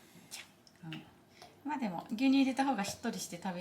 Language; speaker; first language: Japanese; native; Japanese